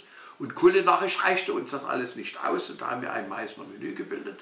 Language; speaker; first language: German; native; German